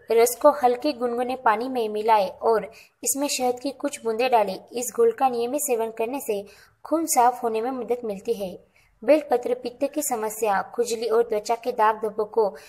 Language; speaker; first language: Hindi; non-native, local second language; Marathi